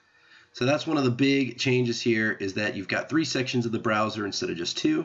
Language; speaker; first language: English; native; English